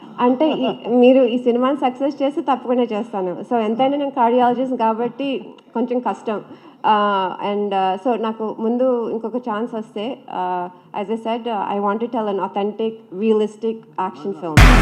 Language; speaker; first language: Telugu; early bilingual, heritage; Telugu